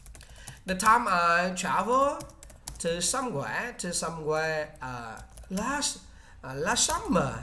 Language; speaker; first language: English; non-native, learner; Vietnamese